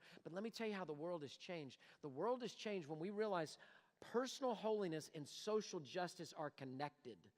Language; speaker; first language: English; native; English